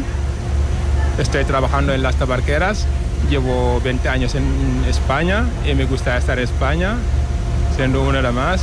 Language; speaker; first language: Spanish; non-native, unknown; Wolof